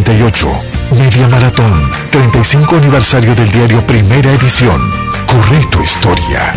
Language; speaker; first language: Spanish; native; Spanish